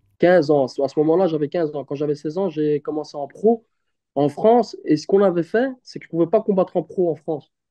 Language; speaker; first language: French; early bilingual, other home language; Turkish